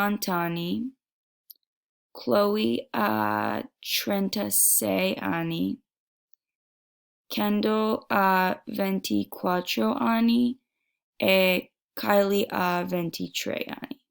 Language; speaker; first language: Italian; non-native, learner; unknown